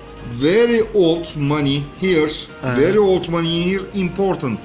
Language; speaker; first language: English; non-native, learner; Turkish